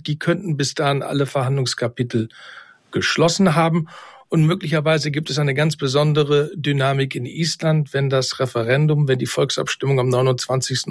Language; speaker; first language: German; native; German